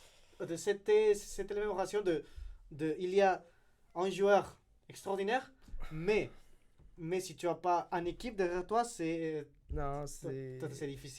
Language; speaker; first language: French; non-native, learner; Spanish